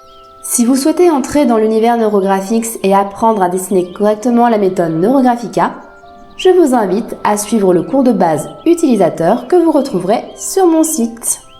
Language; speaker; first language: French; native; French